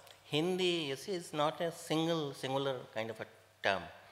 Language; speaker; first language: English; non-native, local second language; Bhojpuri